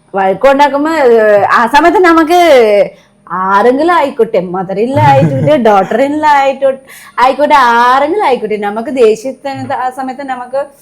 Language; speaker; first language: Malayalam; non-native, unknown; Nepali